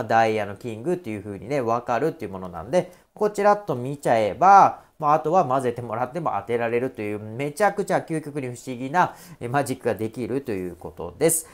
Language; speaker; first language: Japanese; native; Japanese